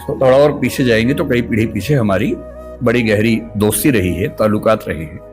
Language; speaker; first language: Hindi; native; Hindi